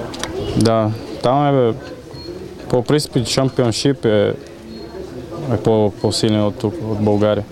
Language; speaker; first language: Bulgarian; non-native, learner; Portuguese